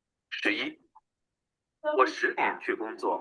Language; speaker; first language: Chinese; non-native, learner; Bangla